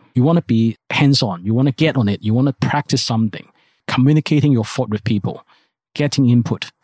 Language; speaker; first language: English; non-native, local second language; Cantonese